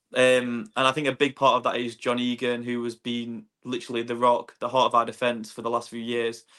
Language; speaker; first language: English; native; English